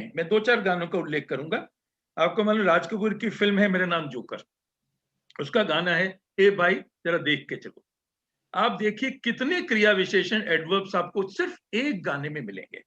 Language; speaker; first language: Hindi; native; Hindi